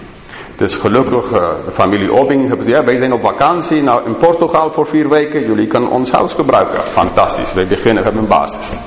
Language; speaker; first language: Dutch; non-native, fluent; English